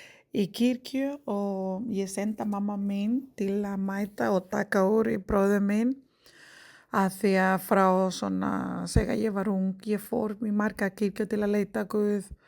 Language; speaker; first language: Icelandic; non-native, learner; Spanish